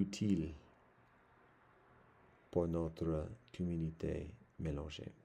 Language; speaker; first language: French; non-native, learner; English